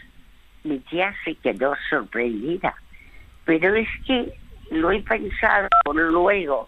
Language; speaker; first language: Spanish; early bilingual, other home language; French